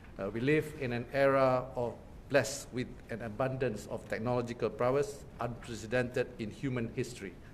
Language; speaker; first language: English; non-native, local second language; Malay